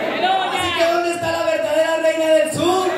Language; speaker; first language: Spanish; native; Spanish